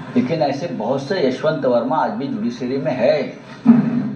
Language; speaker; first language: Hindi; non-native, local second language; Marathi